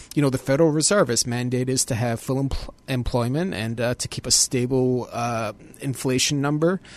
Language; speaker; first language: English; native; English